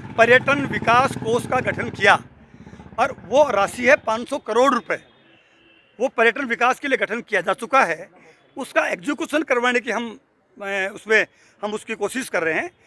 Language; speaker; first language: Hindi; native; Hindi